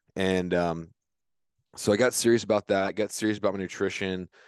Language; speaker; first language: English; native; English